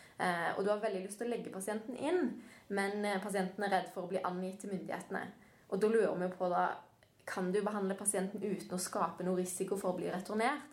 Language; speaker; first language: Norwegian; native; Norwegian